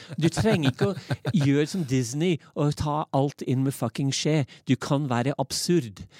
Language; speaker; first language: Norwegian; early bilingual, other home language; English